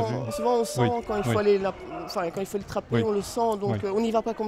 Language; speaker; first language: French; native; French